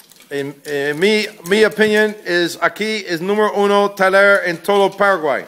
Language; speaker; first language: Spanish; non-native, learner; English